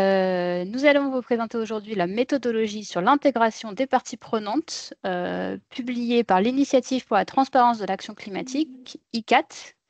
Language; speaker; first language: French; native; French